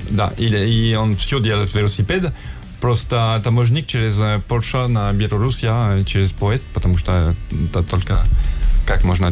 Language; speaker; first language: Russian; non-native, learner; French